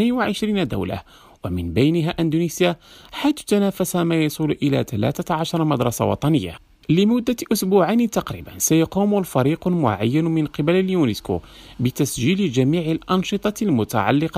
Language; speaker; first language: Arabic; non-native, fluent; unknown